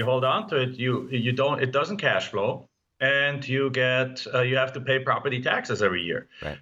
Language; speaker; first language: English; non-native, fluent; German